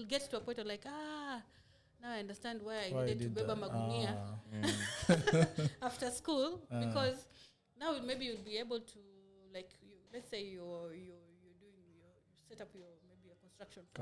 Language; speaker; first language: English; non-native, local second language; Swahili